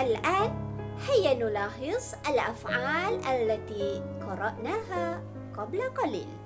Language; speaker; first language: Arabic; non-native, fluent; Malay